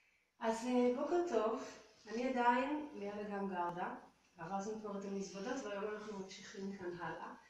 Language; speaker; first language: Hebrew; native; Hebrew